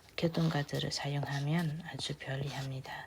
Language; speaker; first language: Korean; non-native, fluent; Indonesian